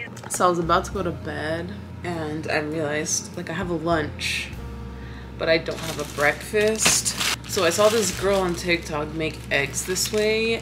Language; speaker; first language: English; early bilingual, other home language; Spanish